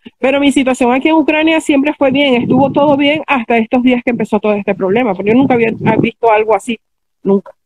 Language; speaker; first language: Spanish; native; Spanish